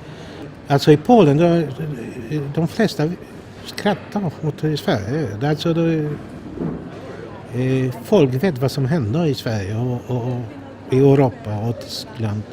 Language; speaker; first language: Swedish; non-native, fluent; Polish